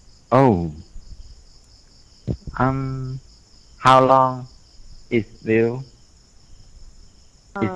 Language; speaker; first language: English; non-native, learner; Thai